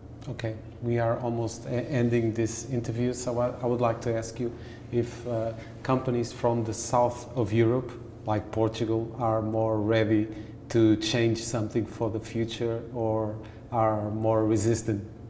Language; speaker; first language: English; non-native, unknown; Portuguese